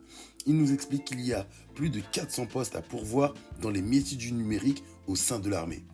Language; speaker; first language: French; native; French